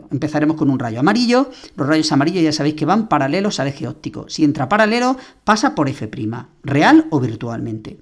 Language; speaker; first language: Spanish; native; Spanish